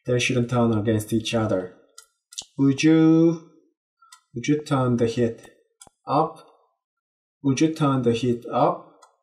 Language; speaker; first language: English; non-native, learner; Korean